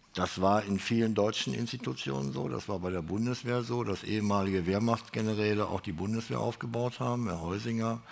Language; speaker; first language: German; native; German